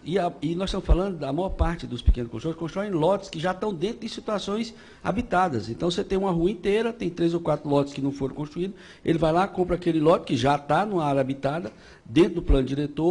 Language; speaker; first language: Portuguese; native; Portuguese